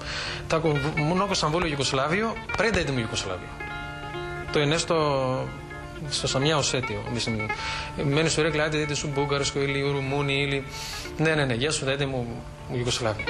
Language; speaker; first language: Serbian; non-native, fluent; Greek